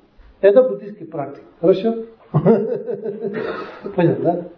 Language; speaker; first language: Russian; non-native, learner; Tibetan